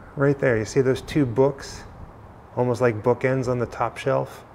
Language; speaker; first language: English; native; English